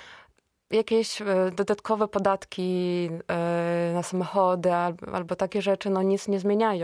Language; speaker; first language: Polish; non-native, fluent; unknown